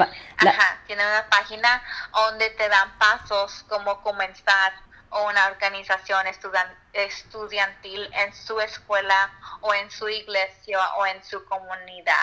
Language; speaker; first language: Spanish; early bilingual, heritage; Spanish